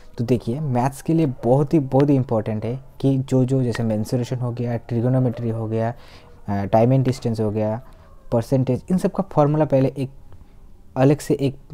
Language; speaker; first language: Hindi; non-native, local second language; Bangla